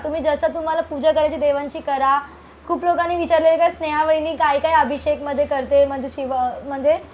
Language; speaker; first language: Marathi; non-native, fluent; Hindi